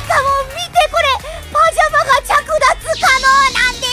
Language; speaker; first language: Japanese; native; Japanese